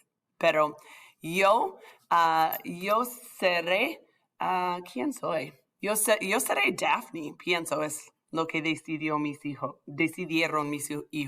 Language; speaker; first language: Spanish; non-native, fluent; English